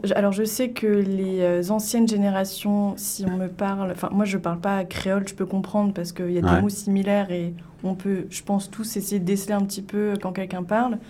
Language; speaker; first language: French; native; French